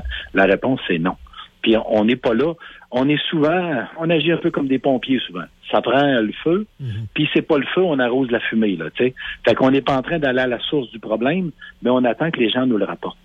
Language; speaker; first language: French; native; French